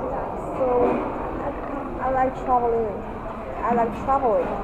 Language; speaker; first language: English; non-native, learner; Chinese